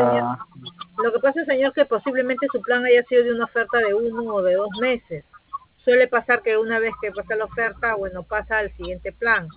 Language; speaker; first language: Spanish; native; Spanish